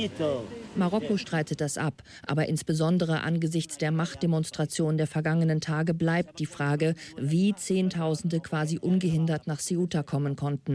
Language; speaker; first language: German; native; German